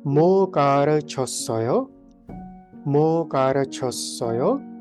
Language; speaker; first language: Korean; non-native, fluent; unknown